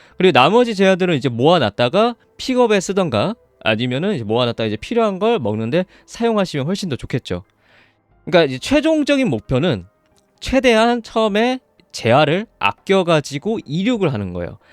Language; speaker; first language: Korean; native; Korean